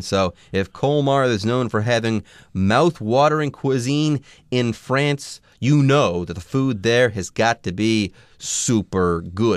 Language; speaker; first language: English; native; English